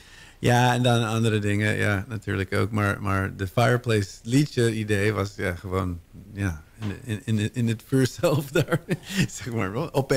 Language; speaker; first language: Dutch; non-native, learner; English